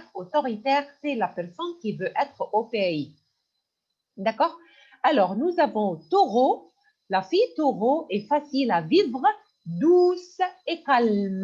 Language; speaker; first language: French; non-native, fluent; Arabic